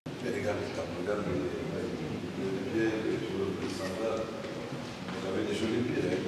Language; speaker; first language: French; non-native, local second language; Swahili